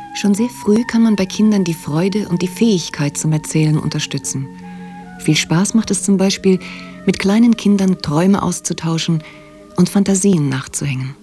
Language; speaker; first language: German; native; German